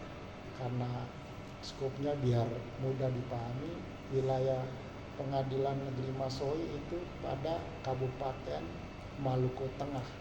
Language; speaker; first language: Indonesian; native; Indonesian